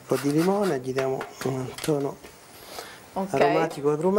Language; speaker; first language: Italian; native; Italian